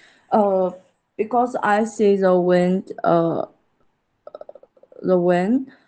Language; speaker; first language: English; non-native, learner; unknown